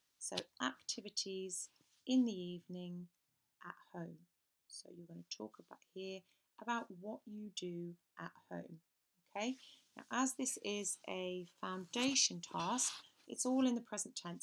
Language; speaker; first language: English; native; English